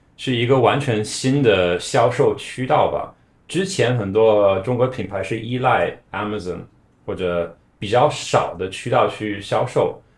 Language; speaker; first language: Chinese; non-native, fluent; English